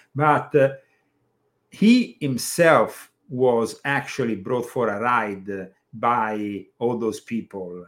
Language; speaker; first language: English; non-native, fluent; Italian